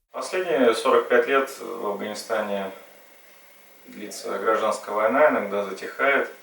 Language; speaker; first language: Russian; native; Russian